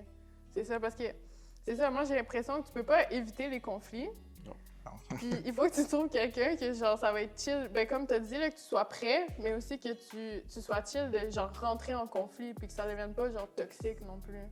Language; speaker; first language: French; native; French